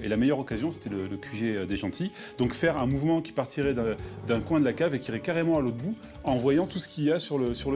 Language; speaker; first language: French; native; French